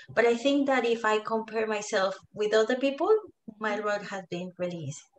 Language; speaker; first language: English; non-native, fluent; Spanish